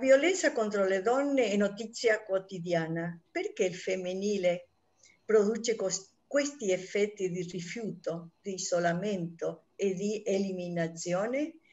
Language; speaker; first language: Italian; non-native, fluent; Spanish